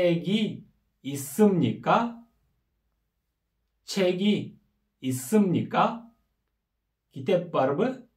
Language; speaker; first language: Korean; non-native, fluent; Kyrgyz